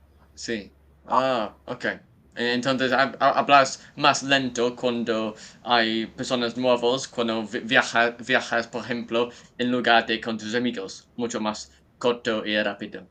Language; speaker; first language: Spanish; non-native, learner; English